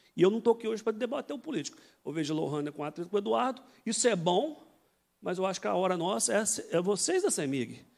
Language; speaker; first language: Portuguese; native; Portuguese